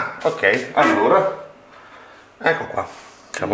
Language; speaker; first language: Italian; native; Italian